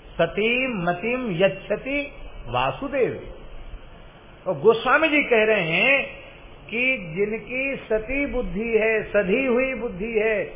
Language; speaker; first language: Hindi; native; Hindi